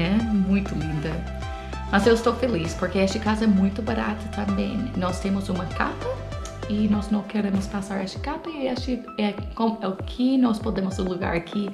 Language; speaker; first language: Portuguese; non-native, learner; English